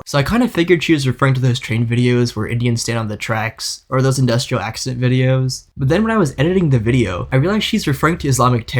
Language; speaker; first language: English; native; English